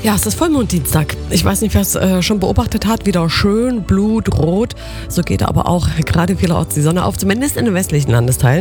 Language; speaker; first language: German; native; German